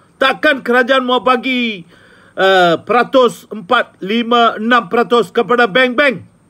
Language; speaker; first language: Malay; non-native, local second language; Tamil